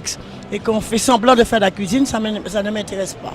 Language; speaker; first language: French; native; French